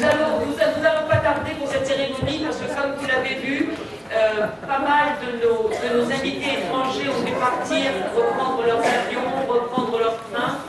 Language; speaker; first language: French; native; French